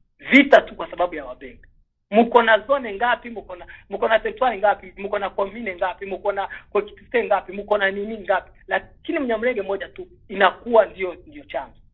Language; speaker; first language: Swahili; non-native, local second language; Kinyarwanda